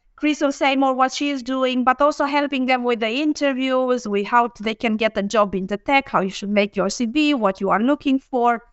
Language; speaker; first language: English; non-native, fluent; Romanian